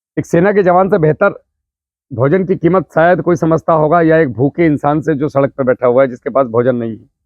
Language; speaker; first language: Hindi; native; Hindi